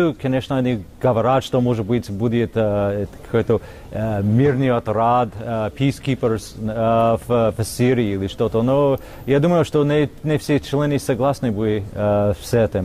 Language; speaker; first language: Russian; non-native, fluent; English